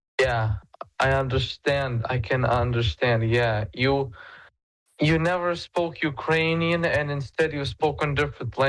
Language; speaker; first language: English; non-native, fluent; Lithuanian